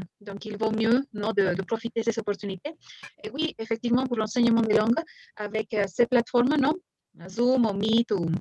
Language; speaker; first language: French; non-native, fluent; Spanish